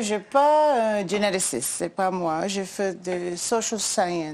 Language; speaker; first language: French; non-native, learner; English